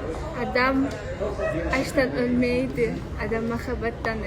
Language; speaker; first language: Kazakh; non-native, learner; Kyrgyz